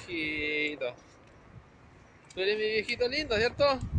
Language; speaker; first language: Spanish; native; Spanish